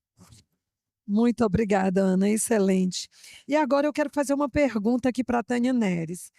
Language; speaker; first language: Portuguese; native; Portuguese